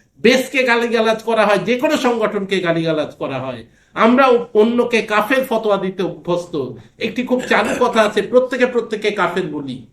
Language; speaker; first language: Bangla; native; Bangla